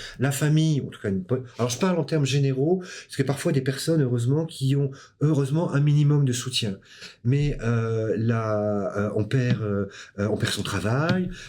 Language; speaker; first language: French; native; French